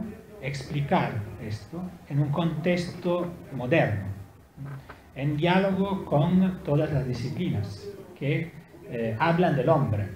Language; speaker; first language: Spanish; non-native, learner; Italian